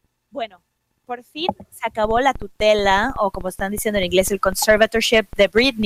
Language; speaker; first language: Spanish; native; Spanish